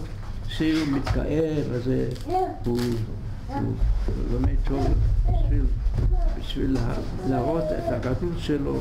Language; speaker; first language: Hebrew; non-native, fluent; English